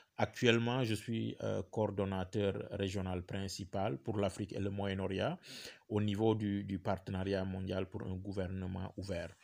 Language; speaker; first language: French; non-native, local second language; Wolof